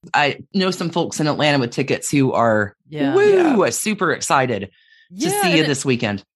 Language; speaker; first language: English; native; English